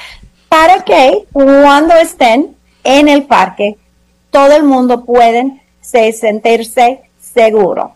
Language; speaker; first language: Spanish; non-native, fluent; English